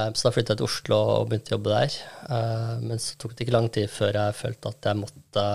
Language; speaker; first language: Norwegian; early bilingual, other home language; Kurdish